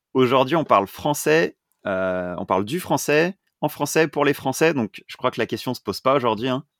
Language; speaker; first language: French; native; French